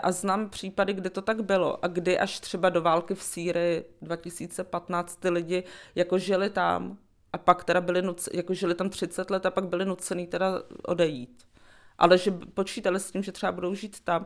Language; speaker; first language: Czech; native; Czech